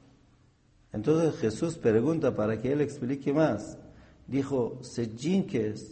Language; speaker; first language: Spanish; non-native, fluent; Persian